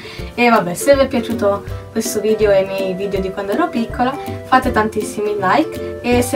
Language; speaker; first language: Italian; native; Italian